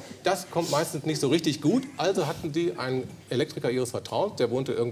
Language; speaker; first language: German; native; German